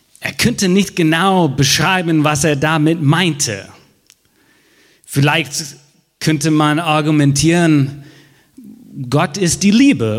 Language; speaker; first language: German; non-native, fluent; English